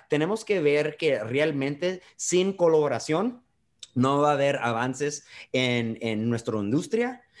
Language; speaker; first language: Spanish; early bilingual, heritage; Spanish